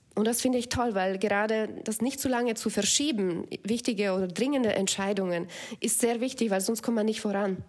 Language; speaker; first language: German; non-native, fluent; Slovak